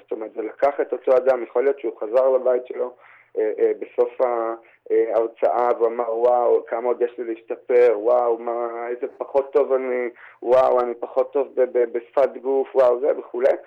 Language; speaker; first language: Hebrew; native; Hebrew